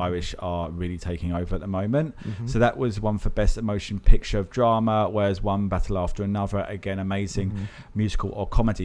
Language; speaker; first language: English; native; English